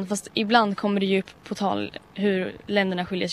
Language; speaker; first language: Swedish; native; Swedish